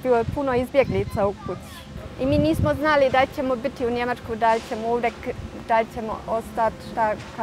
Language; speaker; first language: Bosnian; early bilingual, heritage; Bosnian